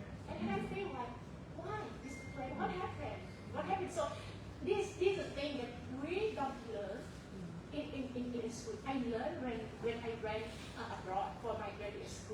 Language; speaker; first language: English; non-native, fluent; Thai